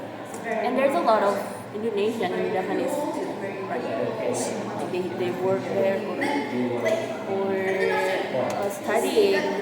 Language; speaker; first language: English; non-native, learner; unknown